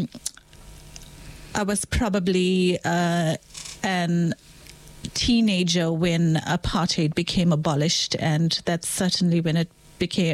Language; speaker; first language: English; native; English